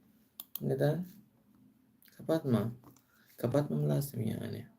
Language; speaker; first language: Turkish; non-native, learner; Filipino